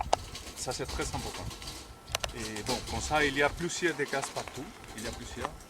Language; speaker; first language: French; non-native, fluent; Spanish